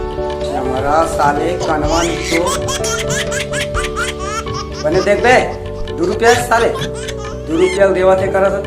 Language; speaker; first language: Hindi; non-native, local second language; Chhattisgarhi